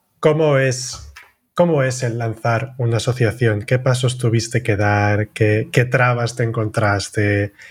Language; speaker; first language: Spanish; non-native, local second language; Catalan